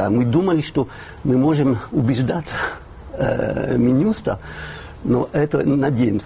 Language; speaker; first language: Russian; non-native, fluent; French